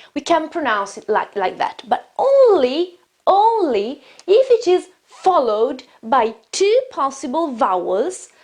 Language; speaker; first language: English; non-native, fluent; Italian